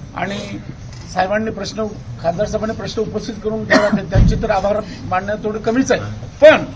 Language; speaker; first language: Marathi; native; Marathi